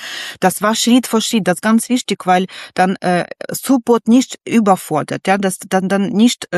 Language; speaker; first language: German; non-native, learner; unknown